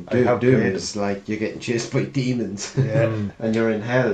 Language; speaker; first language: English; native; English